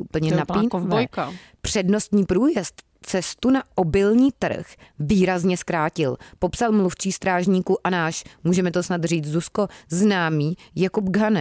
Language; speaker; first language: Czech; native; Czech